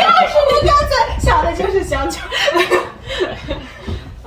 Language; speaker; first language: Chinese; non-native, fluent; Mongolian